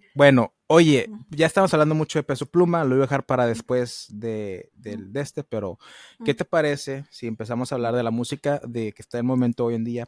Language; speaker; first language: Spanish; early bilingual, heritage; Spanish